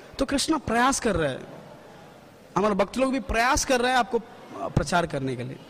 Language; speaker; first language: Hindi; non-native, local second language; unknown